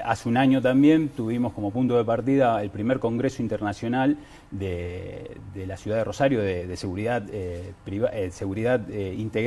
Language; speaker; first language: Spanish; native; Spanish